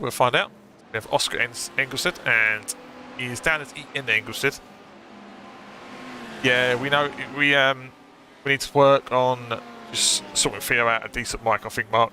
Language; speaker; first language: English; native; English